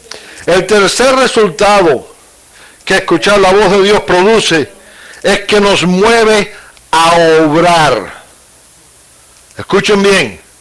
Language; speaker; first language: Spanish; native; Spanish